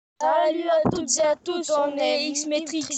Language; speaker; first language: French; native; French